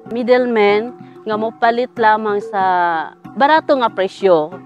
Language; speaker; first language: Cebuano; non-native, local second language; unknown